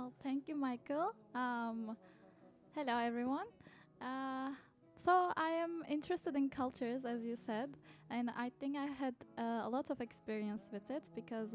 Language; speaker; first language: English; non-native, fluent; Turkish